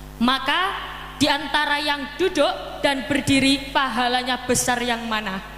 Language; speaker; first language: Indonesian; non-native, local second language; Javanese